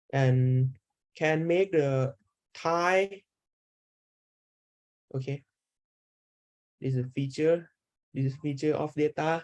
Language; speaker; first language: English; non-native, learner; Thai